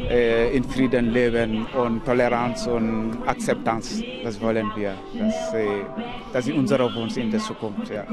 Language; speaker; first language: German; non-native, learner; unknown